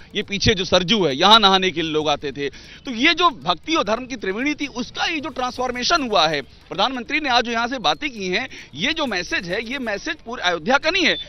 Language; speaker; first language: Hindi; native; Hindi